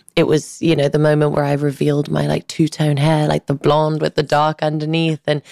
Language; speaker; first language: English; early bilingual, other home language; Albanian